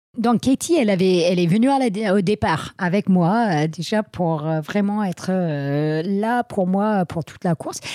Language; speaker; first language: French; non-native, fluent; English